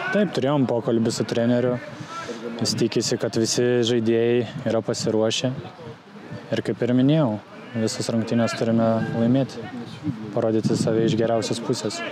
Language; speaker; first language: Lithuanian; native; Lithuanian